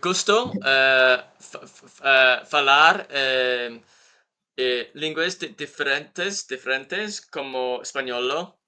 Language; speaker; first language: Portuguese; non-native, learner; English